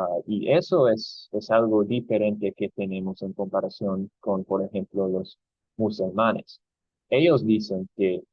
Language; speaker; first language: Spanish; non-native, fluent; English